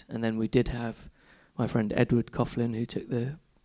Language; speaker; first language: English; native; English